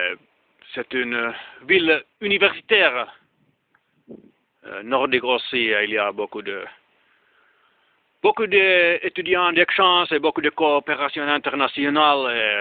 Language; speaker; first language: French; non-native, learner; Finnish